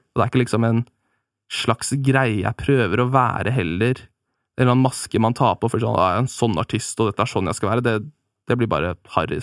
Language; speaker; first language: Norwegian; native; Norwegian